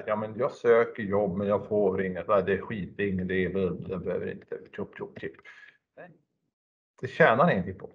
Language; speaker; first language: Swedish; native; Swedish